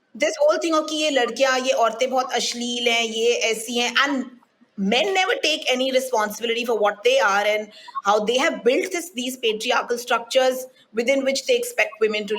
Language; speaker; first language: English; non-native, local second language; Hindi